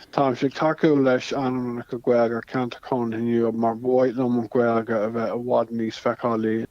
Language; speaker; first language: Irish; non-native, local second language; English